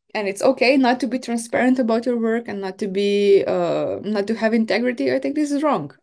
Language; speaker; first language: English; non-native, fluent; Slovenian